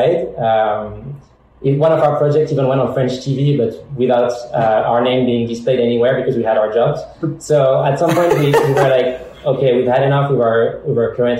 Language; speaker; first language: English; non-native, fluent; French